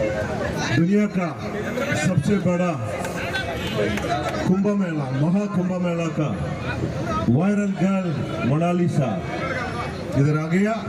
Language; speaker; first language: Hindi; non-native, local second language; Malayalam